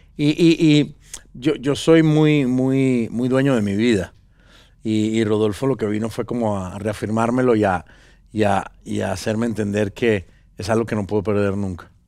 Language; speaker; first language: Spanish; native; Spanish